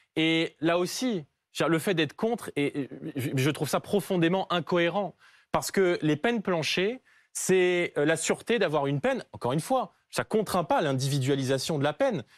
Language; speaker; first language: French; native; French